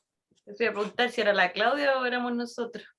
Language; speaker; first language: Spanish; native; Spanish